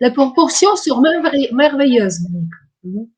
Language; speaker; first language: French; non-native, learner; Ukrainian